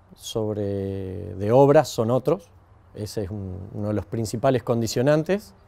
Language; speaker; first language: Spanish; native; Spanish